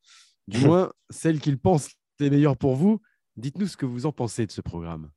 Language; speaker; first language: French; native; French